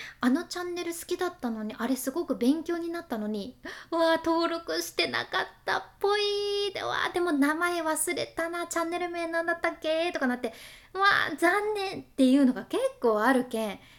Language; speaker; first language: Japanese; native; Japanese